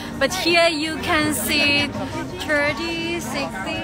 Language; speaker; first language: English; non-native, learner; Thai